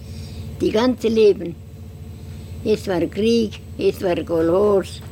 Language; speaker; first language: German; non-native, learner; Estonian